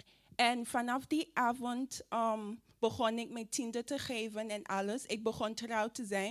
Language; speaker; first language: Dutch; non-native, fluent; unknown